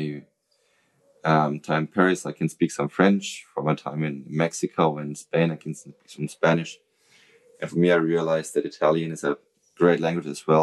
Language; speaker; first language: English; non-native, fluent; German